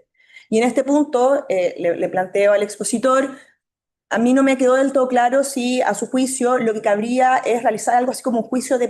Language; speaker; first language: Spanish; native; Spanish